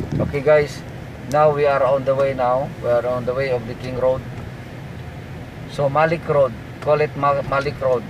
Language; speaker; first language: English; non-native, local second language; Filipino